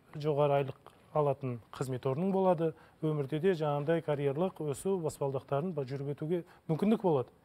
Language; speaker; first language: Kazakh; native; Kazakh